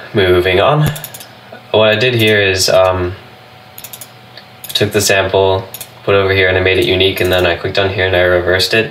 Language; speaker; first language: English; native; English